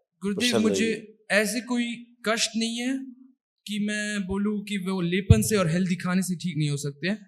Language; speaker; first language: Hindi; early bilingual, heritage; Hindi